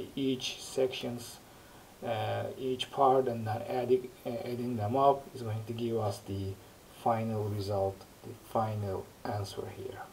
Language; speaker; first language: English; non-native, fluent; Turkish